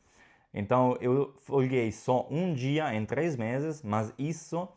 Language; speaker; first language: Portuguese; non-native, fluent; Italian